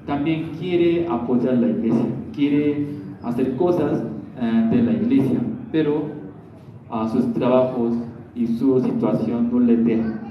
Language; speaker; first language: Spanish; non-native, learner; Korean